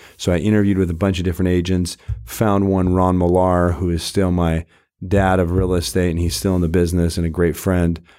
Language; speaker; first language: English; native; English